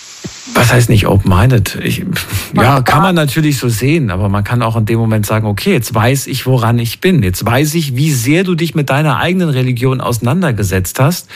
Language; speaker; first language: German; native; German